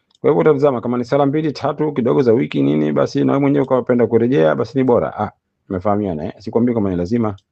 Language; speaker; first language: Swahili; native; Swahili